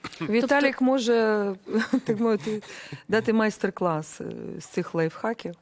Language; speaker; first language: Ukrainian; native; Ukrainian